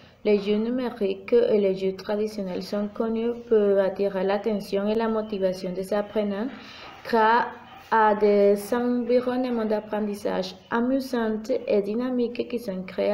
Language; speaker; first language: French; non-native, fluent; Spanish